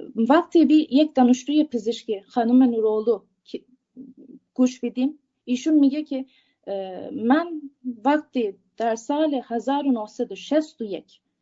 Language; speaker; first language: Persian; non-native, fluent; Turkish